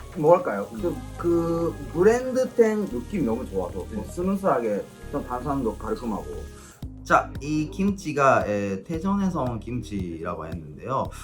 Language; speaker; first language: Korean; non-native, fluent; Japanese